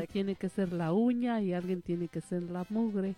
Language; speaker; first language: Spanish; native; Spanish